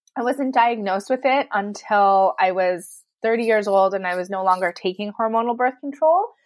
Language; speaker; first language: English; native; English